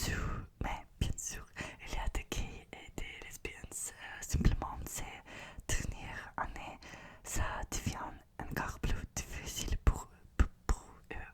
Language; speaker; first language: French; non-native, learner; Russian